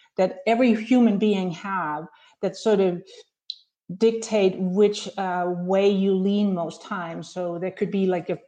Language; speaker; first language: English; non-native, fluent; Danish